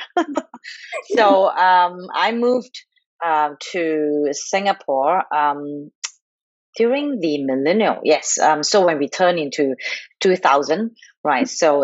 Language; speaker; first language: English; non-native, local second language; Cantonese